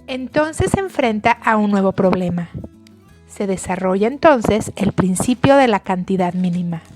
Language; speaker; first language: Spanish; native; Spanish